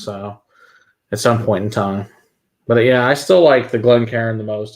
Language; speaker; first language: English; native; English